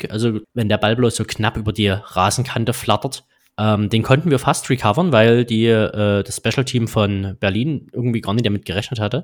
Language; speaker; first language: German; native; German